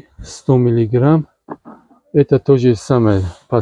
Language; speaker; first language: Russian; non-native, learner; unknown